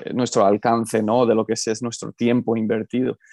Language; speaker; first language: Spanish; early bilingual, heritage; Spanish